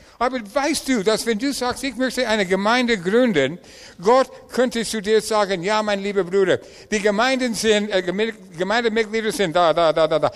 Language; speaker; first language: German; non-native, learner; English